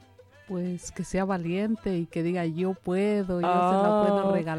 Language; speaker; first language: Spanish; native; Spanish